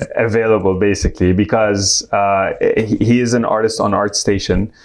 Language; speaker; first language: English; non-native, fluent; Arabic